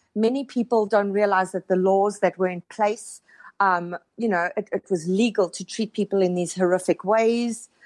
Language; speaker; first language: English; native; English